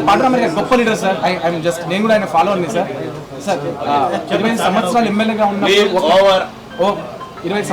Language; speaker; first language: Telugu; native; Telugu